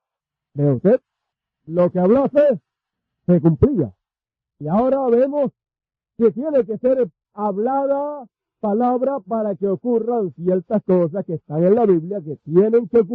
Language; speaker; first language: Spanish; native; Spanish